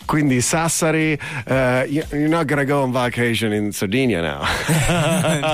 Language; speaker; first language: English; non-native, fluent; Italian